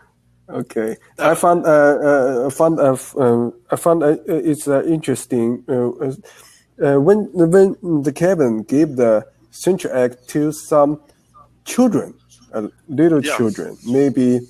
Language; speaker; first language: English; non-native, learner; Chinese